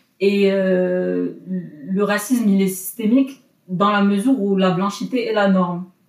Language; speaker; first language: French; non-native, local second language; Arabic